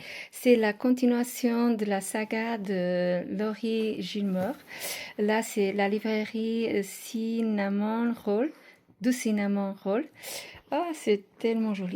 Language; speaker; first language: French; non-native, fluent; Portuguese